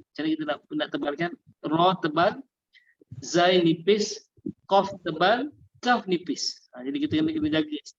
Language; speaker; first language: Malay; native; Malay